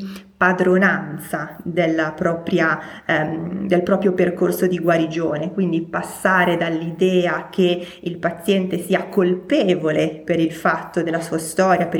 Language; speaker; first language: Italian; native; Italian